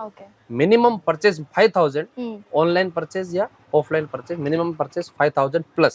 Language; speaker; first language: Telugu; non-native, local second language; Hindi